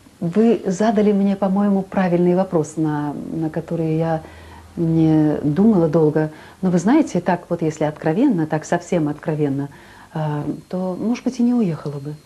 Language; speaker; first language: Russian; native; Russian